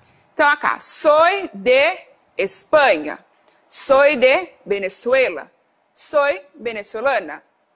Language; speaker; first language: Spanish; non-native, fluent; Portuguese